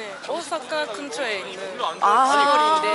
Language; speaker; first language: Korean; non-native, learner; Japanese